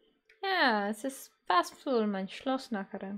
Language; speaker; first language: German; non-native, learner; Dutch